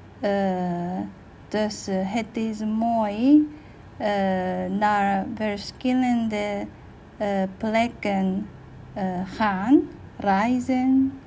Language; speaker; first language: Dutch; non-native, learner; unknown